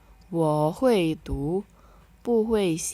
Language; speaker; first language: Chinese; non-native, learner; Indonesian